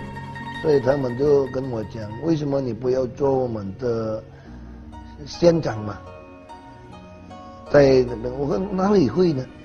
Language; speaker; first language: Chinese; non-native, learner; Hakka Chinese